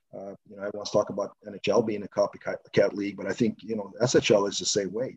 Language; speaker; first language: English; non-native, fluent; Swedish